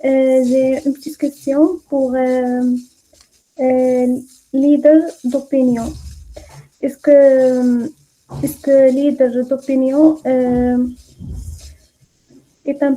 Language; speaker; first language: French; non-native, local second language; Arabic